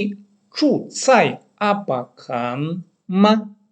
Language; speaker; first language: Chinese; non-native, learner; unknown